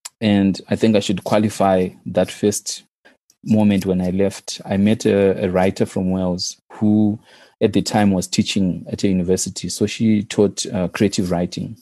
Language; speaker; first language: English; non-native, local second language; Shona